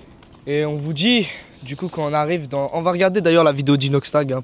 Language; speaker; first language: French; native; French